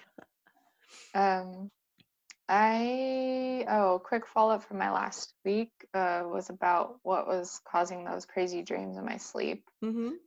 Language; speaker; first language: English; native; English